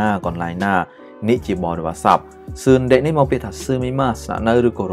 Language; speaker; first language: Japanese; non-native, learner; Khmer